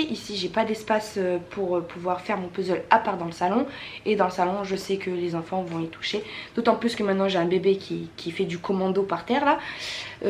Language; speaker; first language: French; native; French